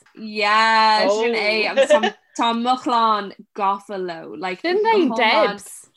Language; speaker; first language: Irish; non-native, local second language; English